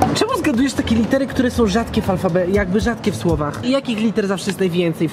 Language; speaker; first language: Polish; native; Polish